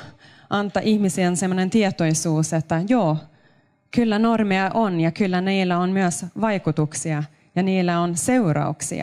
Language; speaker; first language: Finnish; non-native, local second language; Swedish